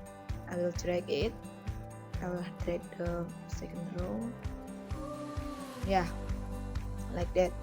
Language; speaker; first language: English; non-native, learner; Indonesian